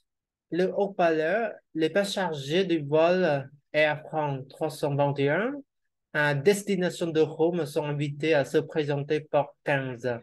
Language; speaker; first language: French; non-native, learner; Khmer